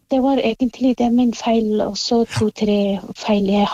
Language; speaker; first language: Norwegian; non-native, fluent; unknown